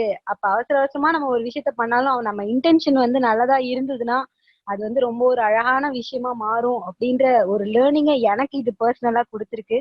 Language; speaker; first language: Tamil; native; Tamil